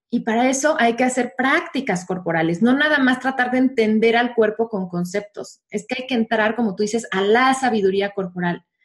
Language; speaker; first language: Spanish; native; Spanish